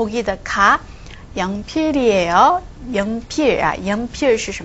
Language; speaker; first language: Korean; non-native, fluent; Chinese